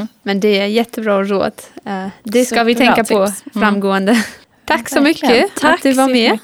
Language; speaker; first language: Swedish; non-native, fluent; German